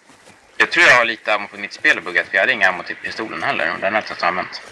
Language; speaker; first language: Swedish; native; Swedish